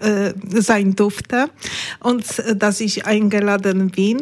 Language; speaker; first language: German; non-native, learner; Polish